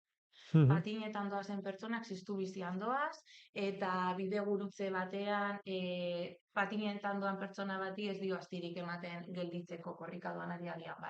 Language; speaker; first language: Basque; native; Basque